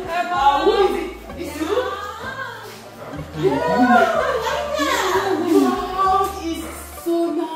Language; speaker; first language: English; non-native, learner; French